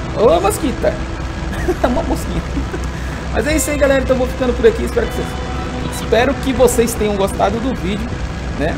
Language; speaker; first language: Portuguese; native; Portuguese